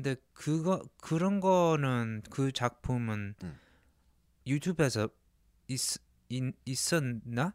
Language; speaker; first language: Korean; early bilingual, heritage; English